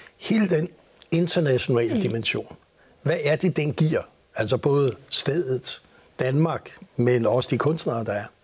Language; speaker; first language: Danish; native; Danish